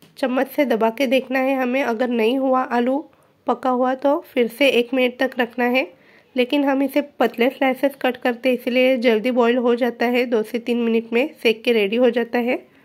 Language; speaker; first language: Hindi; non-native, local second language; Marathi